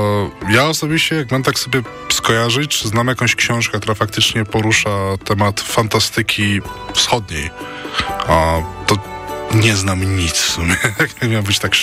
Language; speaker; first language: Polish; native; Polish